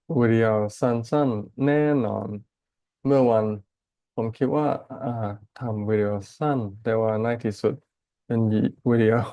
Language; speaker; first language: Thai; non-native, learner; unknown